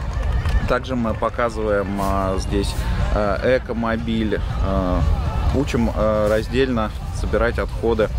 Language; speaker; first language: Russian; native; Russian